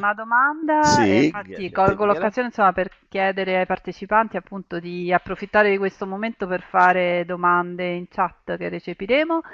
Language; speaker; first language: Italian; native; Italian